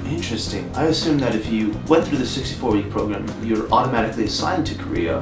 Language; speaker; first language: English; native; English